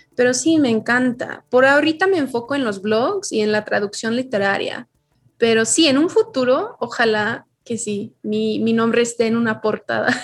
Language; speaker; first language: Spanish; non-native, fluent; English